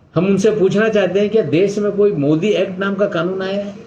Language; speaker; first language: Hindi; non-native, local second language; Marathi